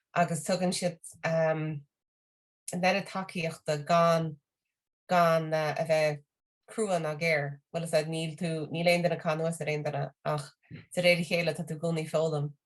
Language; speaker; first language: Irish; native; Irish